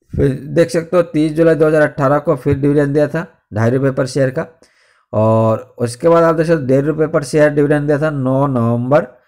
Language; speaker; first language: Hindi; native; Hindi